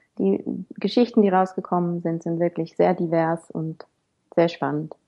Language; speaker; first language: German; native; German